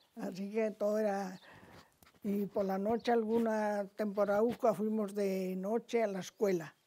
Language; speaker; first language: Spanish; native; Spanish